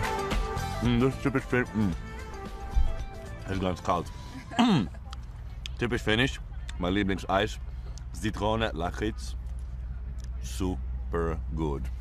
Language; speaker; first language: German; non-native, learner; Finnish